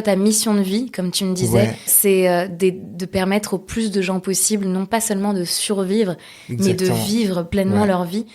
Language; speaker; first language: French; native; French